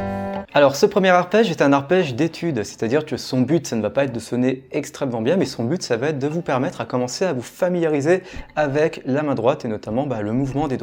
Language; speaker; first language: French; native; French